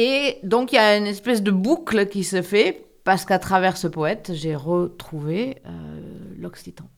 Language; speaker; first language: French; native; French